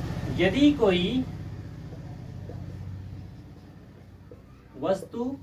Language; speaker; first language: Hindi; native; Hindi